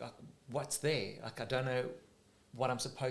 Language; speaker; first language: English; native; English